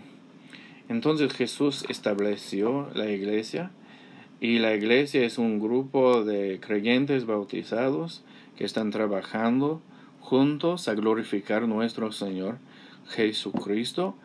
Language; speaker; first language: Spanish; non-native, fluent; English